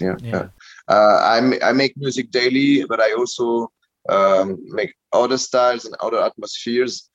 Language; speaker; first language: English; non-native, learner; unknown